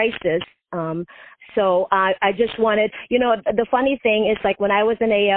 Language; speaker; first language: English; non-native, local second language; Filipino